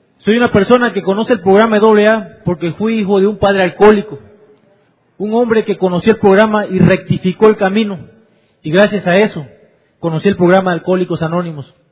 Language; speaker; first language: Spanish; native; Spanish